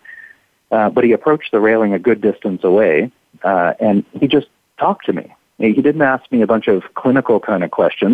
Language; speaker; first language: English; native; English